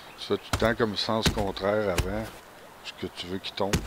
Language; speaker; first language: French; native; French